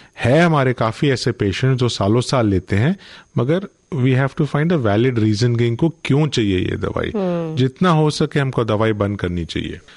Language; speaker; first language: Hindi; non-native, local second language; Gujarati